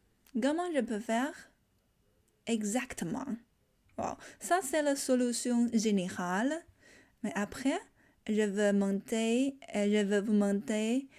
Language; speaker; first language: French; non-native, learner; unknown